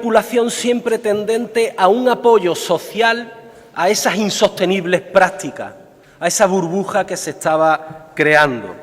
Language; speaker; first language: Spanish; native; Spanish